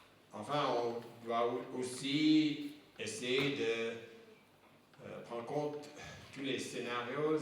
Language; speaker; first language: French; non-native, fluent; English